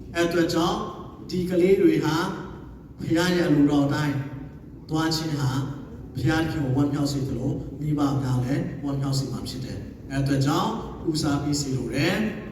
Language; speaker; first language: Burmese; non-native, local second language; Hakha Chin